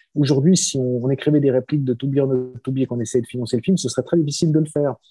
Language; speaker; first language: French; native; French